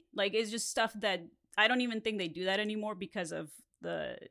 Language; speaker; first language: English; non-native, fluent; Spanish